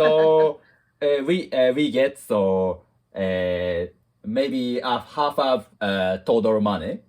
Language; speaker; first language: English; non-native, learner; Japanese